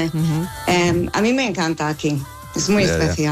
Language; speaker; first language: Spanish; non-native, fluent; English